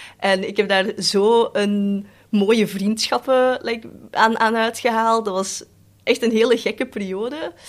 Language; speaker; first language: Dutch; early bilingual, other home language; Cantonese